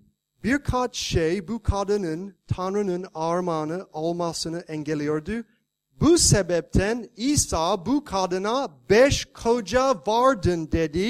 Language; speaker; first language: Turkish; non-native, fluent; English